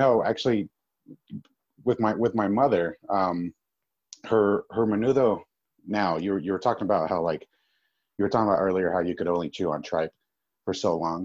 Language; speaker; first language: English; native; English